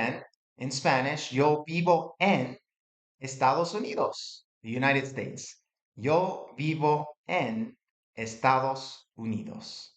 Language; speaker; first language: Spanish; non-native, fluent; English